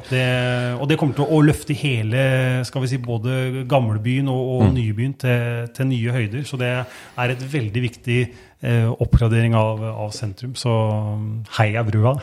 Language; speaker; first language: Norwegian; native; Norwegian